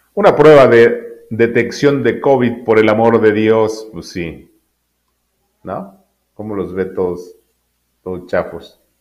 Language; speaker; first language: Spanish; native; Spanish